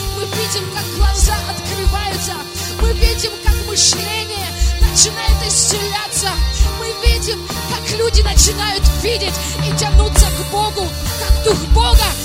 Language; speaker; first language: Russian; native; Russian